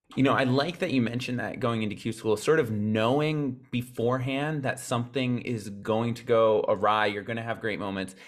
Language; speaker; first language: English; native; English